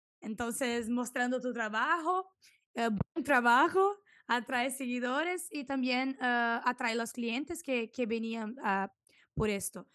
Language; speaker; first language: Spanish; non-native, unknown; Portuguese